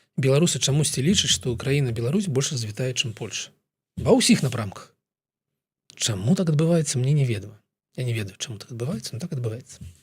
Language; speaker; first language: Belarusian; non-native, local second language; Russian